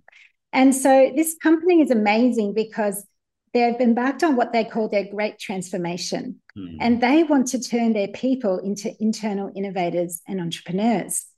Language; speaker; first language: English; native; English